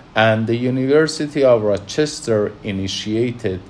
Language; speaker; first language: English; non-native, fluent; Persian